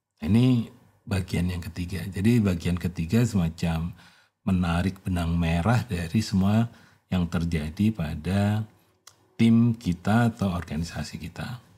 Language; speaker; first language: Indonesian; native; Indonesian